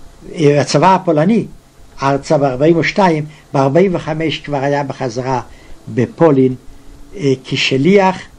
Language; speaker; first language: Hebrew; non-native, fluent; Yiddish